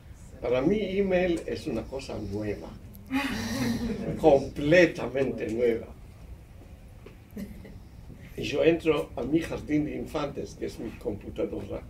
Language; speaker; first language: Spanish; non-native, fluent; Hebrew